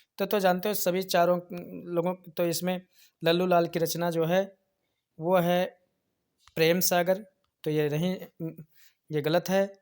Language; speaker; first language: Hindi; native; Hindi